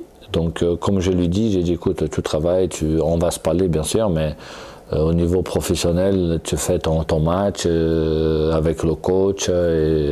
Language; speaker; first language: French; non-native, fluent; Portuguese